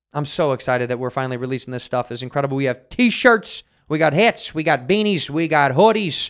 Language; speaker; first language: English; native; English